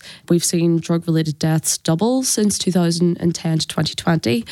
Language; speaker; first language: English; native; English